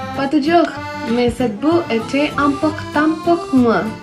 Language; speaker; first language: French; non-native, learner; Spanish